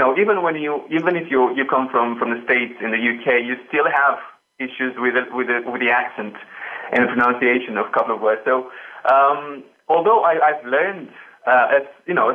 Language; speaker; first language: English; non-native, fluent; Romanian